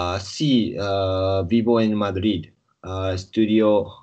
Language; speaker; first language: Spanish; non-native, learner; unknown